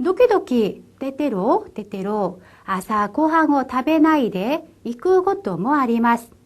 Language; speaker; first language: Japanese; non-native, fluent; Korean